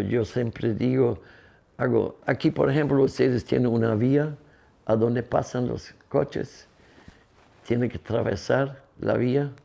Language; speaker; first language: Spanish; non-native, fluent; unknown